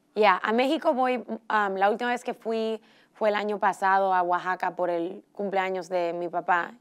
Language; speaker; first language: Spanish; early bilingual, heritage; Spanish